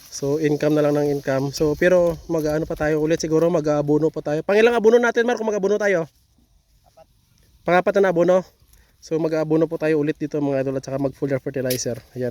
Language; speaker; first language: Filipino; native; Filipino